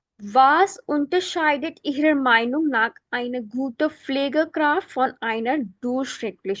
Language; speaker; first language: German; non-native, fluent; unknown